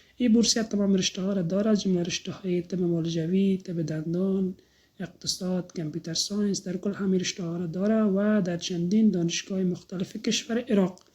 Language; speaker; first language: Persian; native; Persian